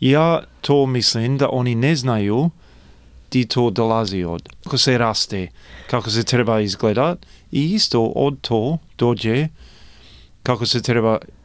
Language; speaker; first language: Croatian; early bilingual, heritage; Croatian